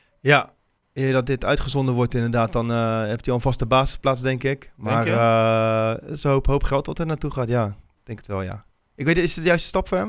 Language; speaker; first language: Dutch; native; Dutch